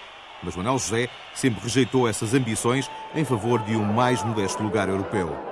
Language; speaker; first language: Portuguese; native; Portuguese